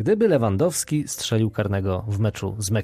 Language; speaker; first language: Polish; native; Polish